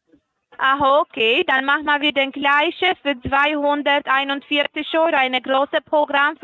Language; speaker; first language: German; non-native, fluent; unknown